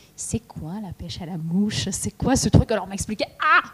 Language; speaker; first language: French; non-native, fluent; Russian